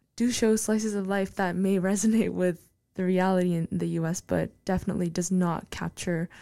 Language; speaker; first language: English; non-native, fluent; Korean